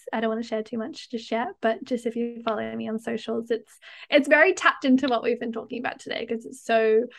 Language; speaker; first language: English; native; English